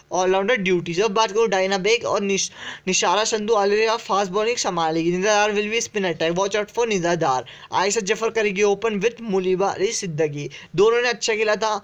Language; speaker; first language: Hindi; native; Hindi